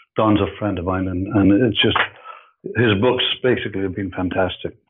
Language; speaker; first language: English; native; English